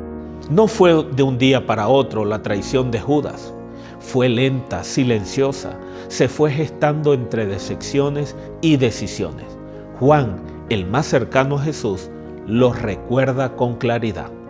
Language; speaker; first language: Spanish; native; Spanish